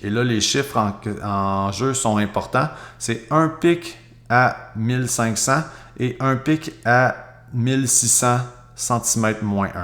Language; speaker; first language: French; native; French